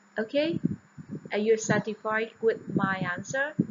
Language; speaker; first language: English; non-native, fluent; Vietnamese